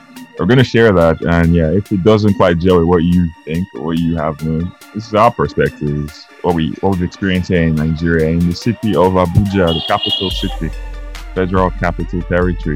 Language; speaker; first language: English; non-native, local second language; Yoruba